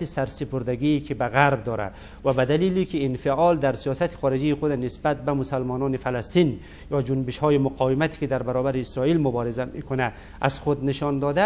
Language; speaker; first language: Persian; native; Persian